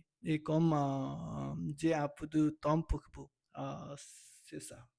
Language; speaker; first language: French; non-native, learner; Nepali